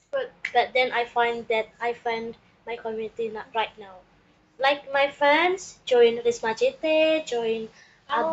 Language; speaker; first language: English; non-native, learner; Indonesian